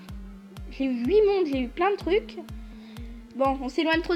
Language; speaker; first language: French; native; French